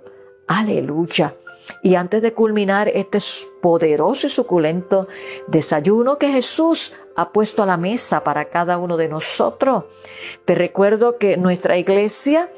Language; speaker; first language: Spanish; native; Spanish